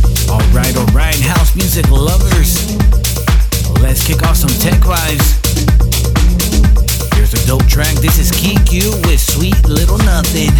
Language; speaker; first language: English; native; English